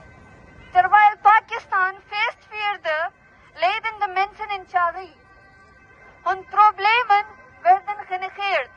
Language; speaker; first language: Dutch; non-native, fluent; Baluchi